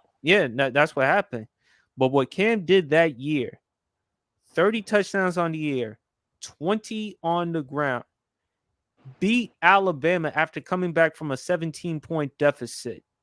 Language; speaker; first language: English; native; English